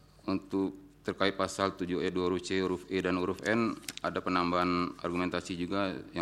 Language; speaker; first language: Indonesian; native; Indonesian